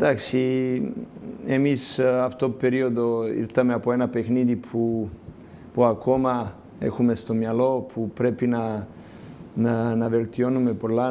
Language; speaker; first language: Greek; non-native, learner; Serbian